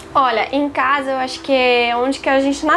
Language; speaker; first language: Portuguese; non-native, fluent; French